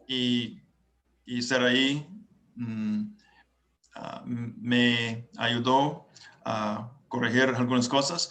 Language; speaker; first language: Spanish; non-native, learner; English